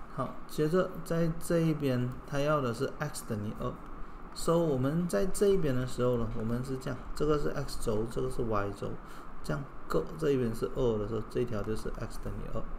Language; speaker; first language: Chinese; native; Chinese